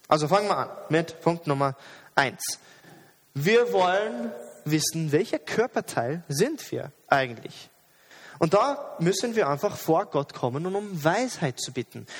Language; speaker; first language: German; non-native, fluent; English